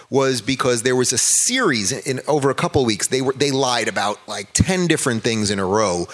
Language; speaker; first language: English; native; English